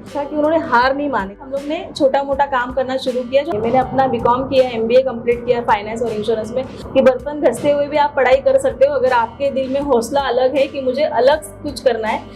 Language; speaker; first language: Hindi; non-native, local second language; Marathi